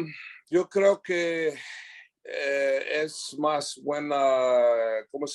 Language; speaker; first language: Spanish; early bilingual, heritage; English